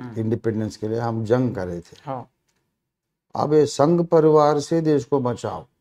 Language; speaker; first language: Hindi; non-native, local second language; Telugu